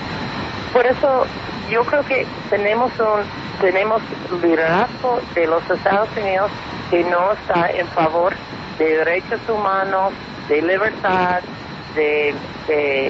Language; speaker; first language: Spanish; non-native, fluent; English